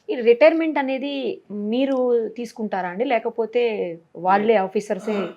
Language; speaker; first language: Telugu; native; Telugu